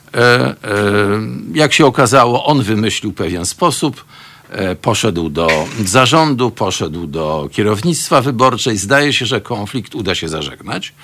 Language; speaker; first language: Polish; native; Polish